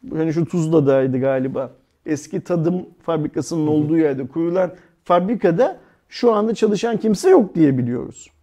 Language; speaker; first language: Turkish; native; Turkish